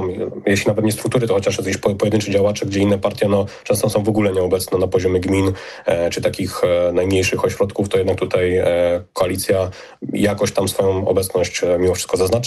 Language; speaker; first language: Polish; native; Polish